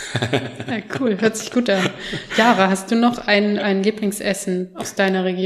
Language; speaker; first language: German; native; German